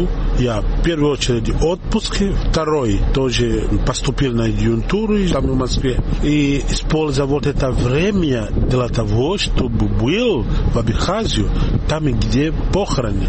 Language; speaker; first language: Russian; non-native, learner; Portuguese